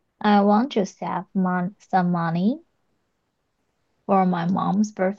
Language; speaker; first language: English; non-native, learner; Chinese